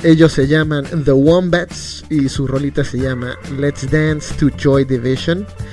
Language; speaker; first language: Spanish; native; Spanish